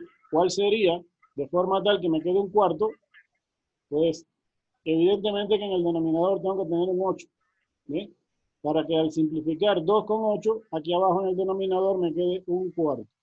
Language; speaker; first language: Spanish; native; Spanish